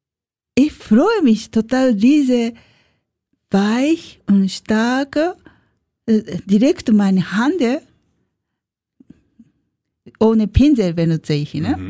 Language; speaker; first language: German; non-native, learner; Japanese